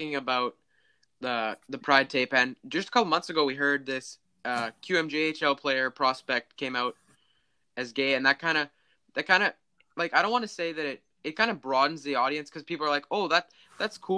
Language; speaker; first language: English; native; English